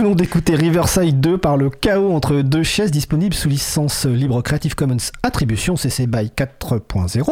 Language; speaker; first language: French; native; French